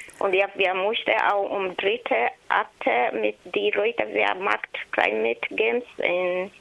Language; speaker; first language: German; non-native, learner; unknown